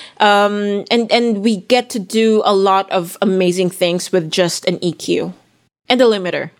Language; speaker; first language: English; non-native, local second language; Filipino